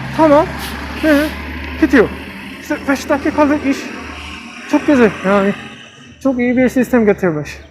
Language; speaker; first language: Turkish; non-native, learner; Korean